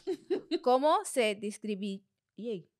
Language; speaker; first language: Spanish; non-native, learner; English